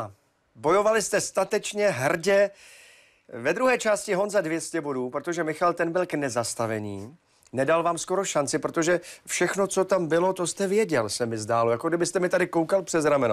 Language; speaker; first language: Czech; native; Czech